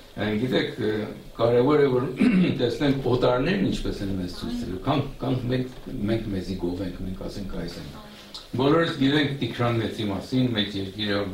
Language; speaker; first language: Armenian; early bilingual, heritage; Armenian